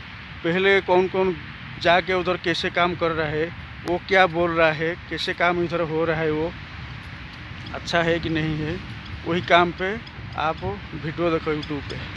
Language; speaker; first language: Hindi; non-native, local second language; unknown